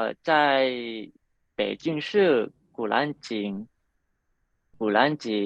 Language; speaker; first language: Chinese; non-native, learner; Indonesian